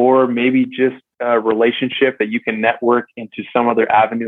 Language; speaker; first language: English; native; English